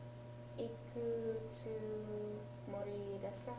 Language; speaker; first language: Japanese; non-native, learner; English